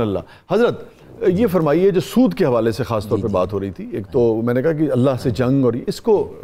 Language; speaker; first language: Urdu; native; Urdu